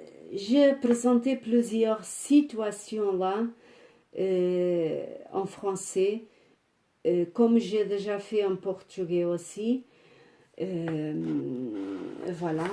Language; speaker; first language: French; non-native, fluent; Portuguese